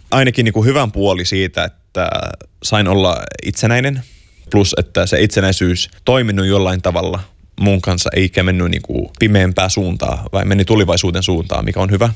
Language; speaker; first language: Finnish; non-native, fluent; Arabic